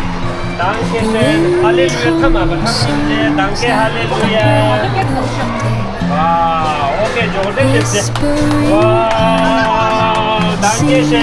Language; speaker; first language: German; non-native, learner; Tibetan